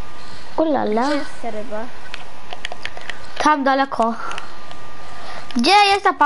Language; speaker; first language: Polish; early bilingual, heritage; Polish